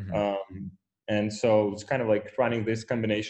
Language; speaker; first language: English; non-native, fluent; Ukrainian